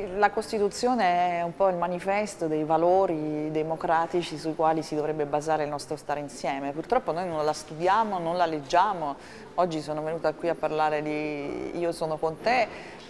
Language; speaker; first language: Italian; native; Italian